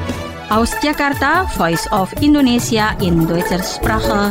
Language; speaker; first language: German; non-native, fluent; Indonesian